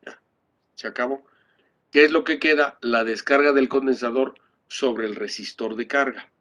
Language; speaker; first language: Spanish; native; Spanish